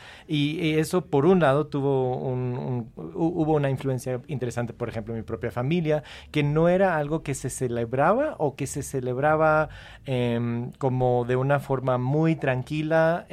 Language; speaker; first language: Spanish; non-native, fluent; English